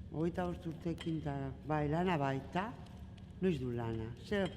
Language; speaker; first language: Basque; non-native, local second language; Spanish